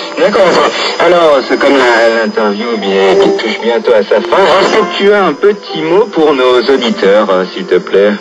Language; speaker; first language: French; native; French